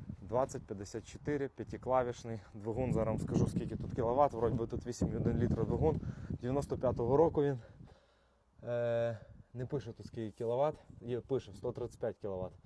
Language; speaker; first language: Ukrainian; native; Ukrainian